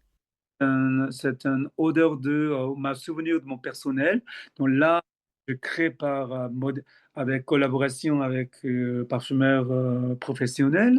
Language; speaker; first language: French; non-native, fluent; Korean